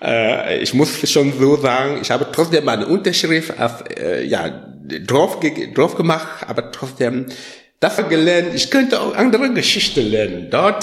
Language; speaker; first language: German; non-native, learner; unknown